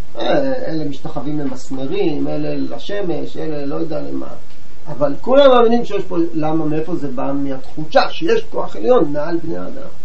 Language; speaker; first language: Hebrew; native; Hebrew